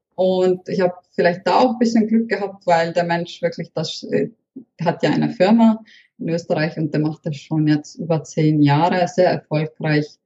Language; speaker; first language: German; non-native, fluent; Estonian